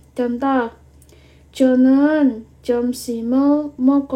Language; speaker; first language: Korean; non-native, fluent; Indonesian